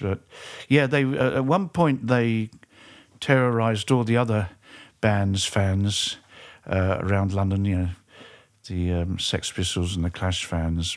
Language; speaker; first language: English; early bilingual, other home language; French